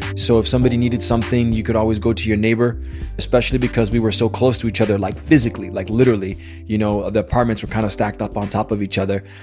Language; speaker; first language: English; native; English